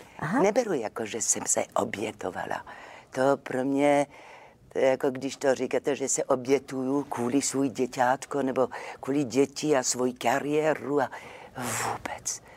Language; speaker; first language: Czech; non-native, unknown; French